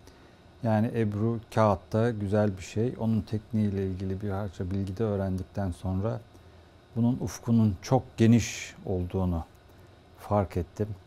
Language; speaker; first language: Turkish; native; Turkish